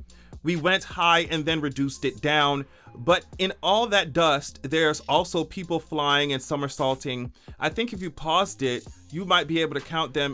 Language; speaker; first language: English; native; English